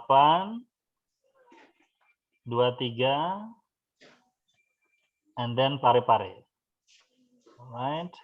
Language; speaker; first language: English; non-native, fluent; Indonesian